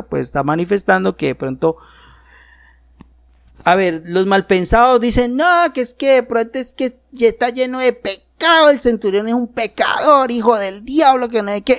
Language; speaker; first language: Spanish; native; Spanish